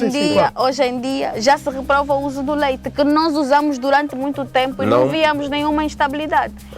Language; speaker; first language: Portuguese; native; Portuguese